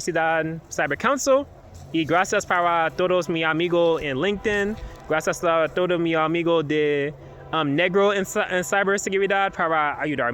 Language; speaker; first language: Spanish; non-native, learner; English